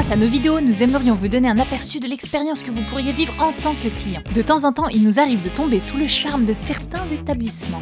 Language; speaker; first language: French; native; French